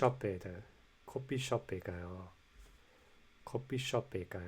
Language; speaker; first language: Korean; non-native, learner; English